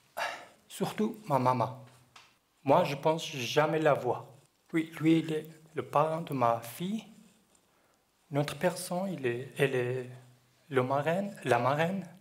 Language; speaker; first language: French; non-native, learner; Kurdish